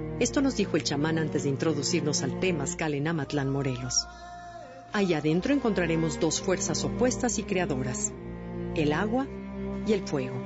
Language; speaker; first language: Spanish; native; Spanish